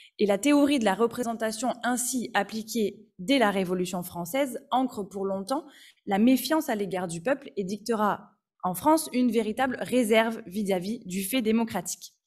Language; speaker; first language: French; native; French